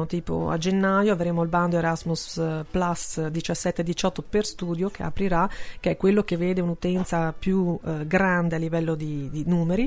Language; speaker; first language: Italian; native; Italian